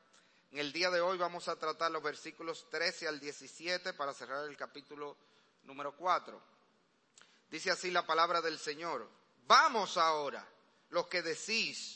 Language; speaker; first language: Spanish; native; Spanish